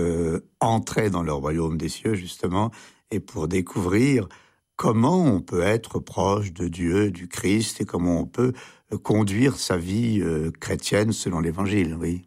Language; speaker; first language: French; native; French